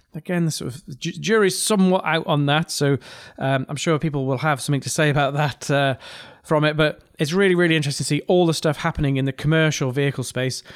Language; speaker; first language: English; native; English